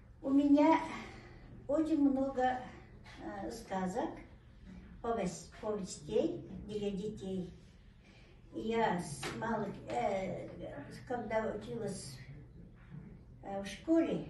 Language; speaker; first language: Russian; non-native, local second language; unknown